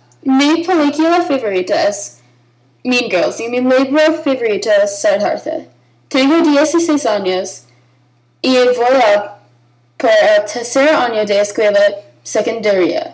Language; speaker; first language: Spanish; non-native, learner; English